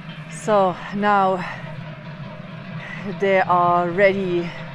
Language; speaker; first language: English; non-native, fluent; Swiss German